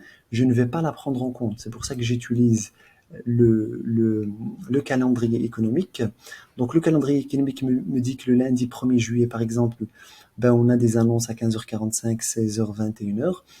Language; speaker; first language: French; native; French